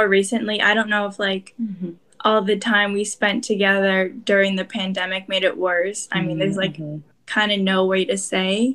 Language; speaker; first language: English; native; English